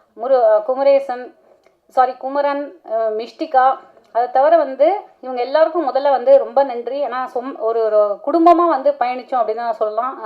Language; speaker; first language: Tamil; native; Tamil